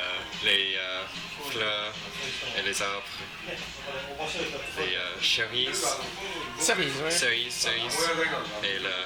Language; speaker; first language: French; non-native, learner; English